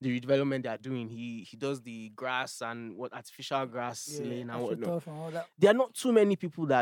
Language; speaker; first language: English; non-native, local second language; Yoruba